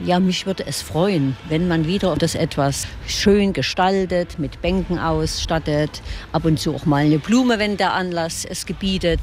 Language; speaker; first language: German; native; German